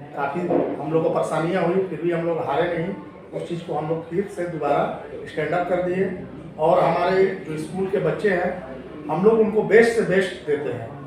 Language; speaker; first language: Hindi; native; Hindi